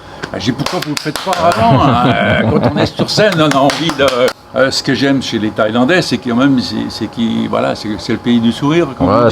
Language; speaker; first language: French; native; French